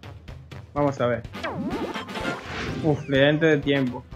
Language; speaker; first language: Spanish; native; Spanish